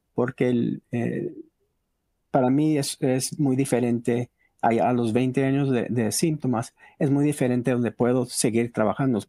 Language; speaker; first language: Spanish; early bilingual, heritage; Spanish